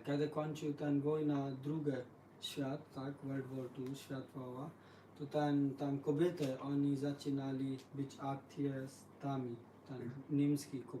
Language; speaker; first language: Polish; non-native, learner; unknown